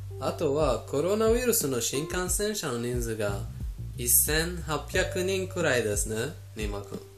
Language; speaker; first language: Japanese; non-native, fluent; Persian